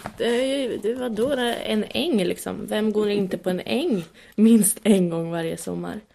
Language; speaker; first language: Swedish; native; Swedish